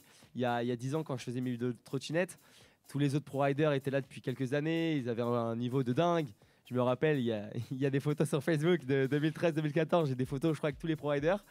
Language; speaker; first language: French; native; French